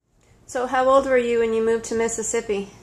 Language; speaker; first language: English; native; English